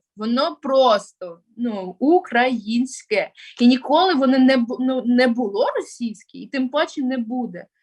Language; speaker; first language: Ukrainian; non-native, local second language; Russian